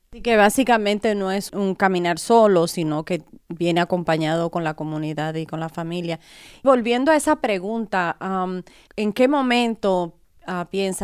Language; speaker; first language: Spanish; native; Spanish